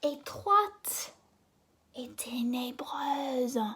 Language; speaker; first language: French; non-native, fluent; English